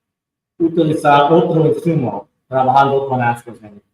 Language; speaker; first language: Spanish; non-native, fluent; English